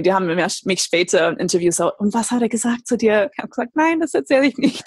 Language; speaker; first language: German; non-native, fluent; English